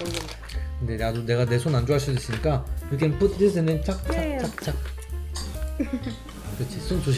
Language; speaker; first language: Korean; native; Korean